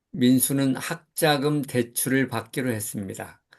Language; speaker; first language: Korean; native; Korean